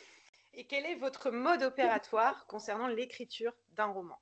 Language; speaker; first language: French; native; French